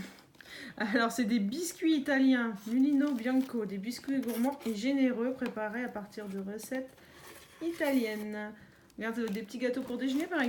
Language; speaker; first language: French; native; French